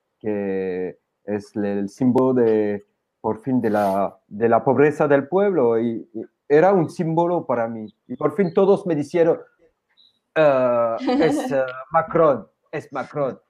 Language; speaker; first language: Spanish; non-native, fluent; French